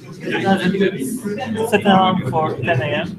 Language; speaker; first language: Dutch; non-native, fluent; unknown